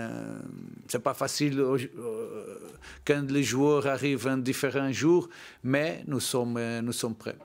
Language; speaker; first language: French; non-native, learner; Portuguese